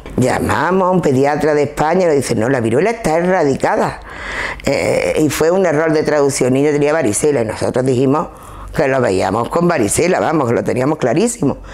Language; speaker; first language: Spanish; native; Spanish